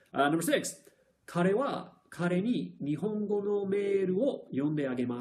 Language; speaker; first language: Japanese; non-native, fluent; English